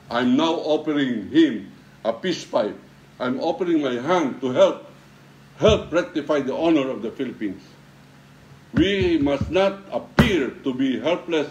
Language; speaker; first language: English; non-native, local second language; Filipino